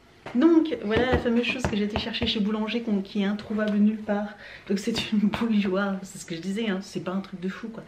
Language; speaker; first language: French; native; French